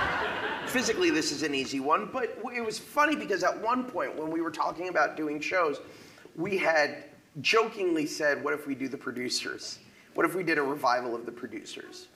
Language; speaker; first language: English; native; English